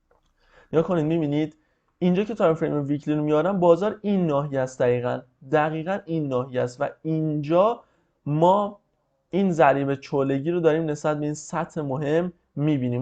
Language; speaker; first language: Persian; native; Persian